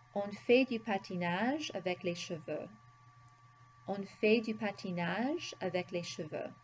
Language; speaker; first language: French; non-native, fluent; English